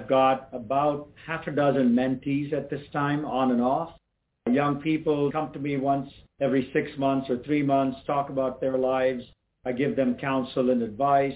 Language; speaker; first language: English; non-native, local second language; Tamil